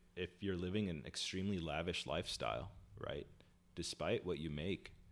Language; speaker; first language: English; early bilingual, other home language; Hindi